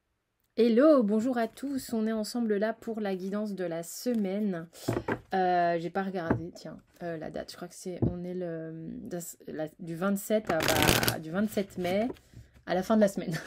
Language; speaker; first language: French; native; French